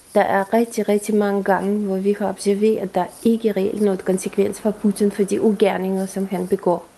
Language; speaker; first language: Danish; non-native, fluent; Russian